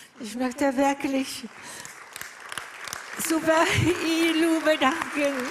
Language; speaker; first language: German; non-native, learner; Greek